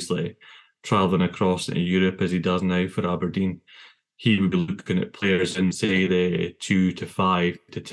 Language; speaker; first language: English; native; English